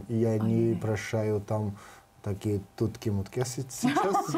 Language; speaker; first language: Russian; non-native, learner; Georgian